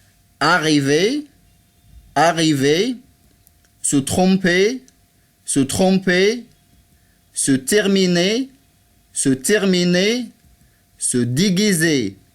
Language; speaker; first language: French; non-native, fluent; Arabic